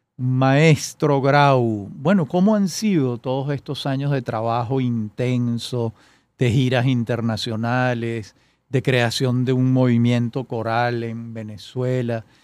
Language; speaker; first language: Spanish; native; Spanish